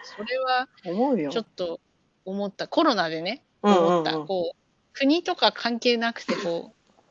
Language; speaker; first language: Japanese; native; Japanese